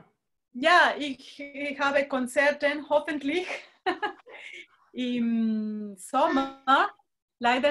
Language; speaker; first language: German; non-native, fluent; Spanish